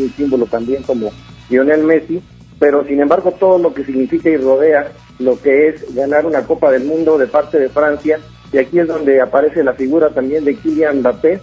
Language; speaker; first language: Spanish; native; Spanish